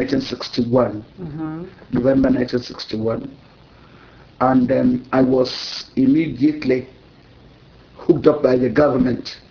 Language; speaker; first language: English; non-native, local second language; Yoruba